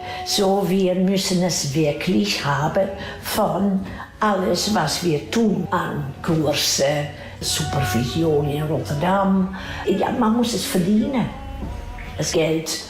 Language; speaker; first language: German; non-native, fluent; Dutch